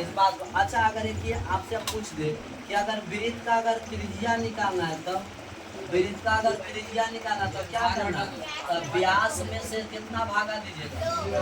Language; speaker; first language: Hindi; native; Hindi